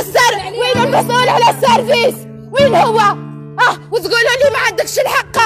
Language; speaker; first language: Arabic; native; Arabic